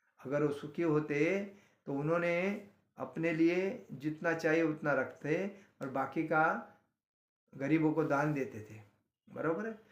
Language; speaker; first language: Hindi; non-native, local second language; Marathi